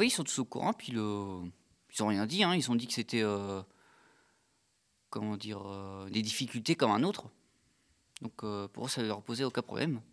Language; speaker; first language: French; native; French